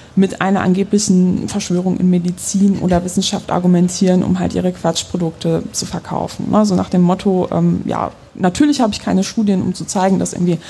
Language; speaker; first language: German; early bilingual, other home language; Polish